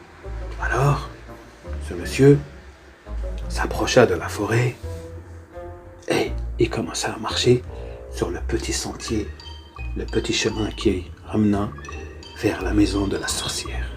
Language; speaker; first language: French; native; French